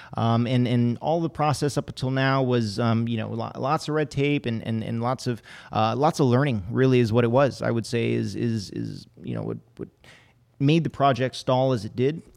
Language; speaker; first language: English; native; English